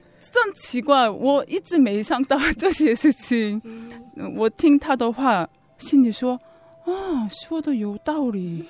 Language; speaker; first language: Chinese; non-native, fluent; Korean